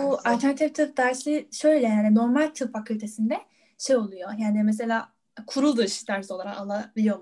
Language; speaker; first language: Turkish; non-native, fluent; Korean